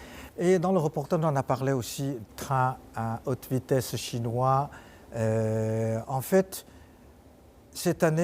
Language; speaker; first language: French; non-native, fluent; Chinese